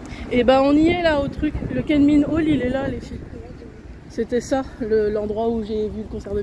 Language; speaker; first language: French; native; French